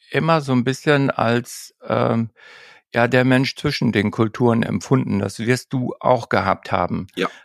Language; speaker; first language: German; native; German